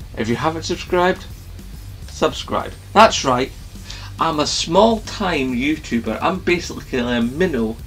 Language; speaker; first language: English; native; English